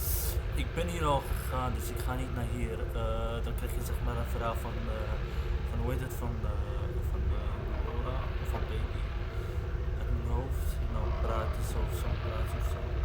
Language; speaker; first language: Dutch; non-native, local second language; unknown